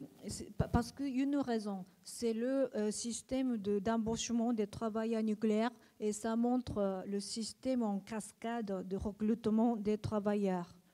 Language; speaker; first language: French; non-native, learner; Japanese